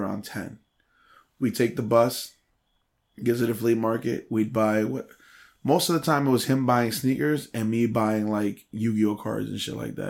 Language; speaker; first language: English; early bilingual, other home language; Spanish